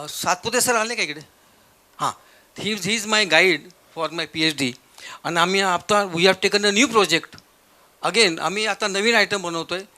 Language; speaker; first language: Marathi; non-native, local second language; Marwari